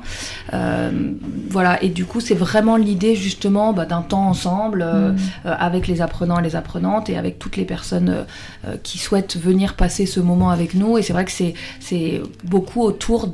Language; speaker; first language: French; native; French